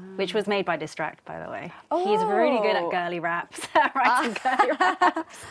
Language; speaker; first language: English; native; English